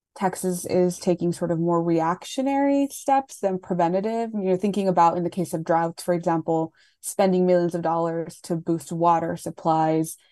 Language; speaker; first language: English; native; English